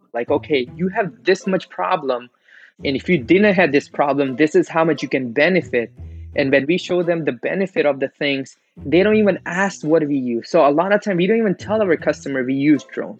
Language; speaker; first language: English; non-native, local second language; Gujarati